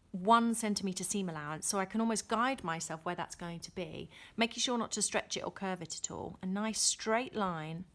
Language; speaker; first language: English; native; English